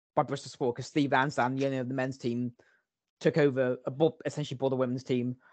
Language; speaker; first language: English; native; English